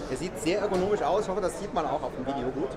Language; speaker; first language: German; native; German